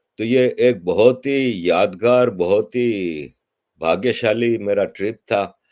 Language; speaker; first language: Urdu; native; Urdu